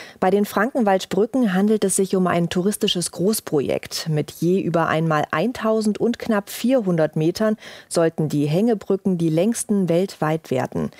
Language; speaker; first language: German; native; German